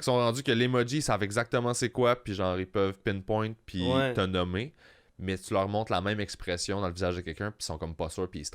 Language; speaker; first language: French; native; French